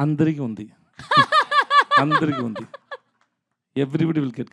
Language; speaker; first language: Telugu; non-native, learner; Tamil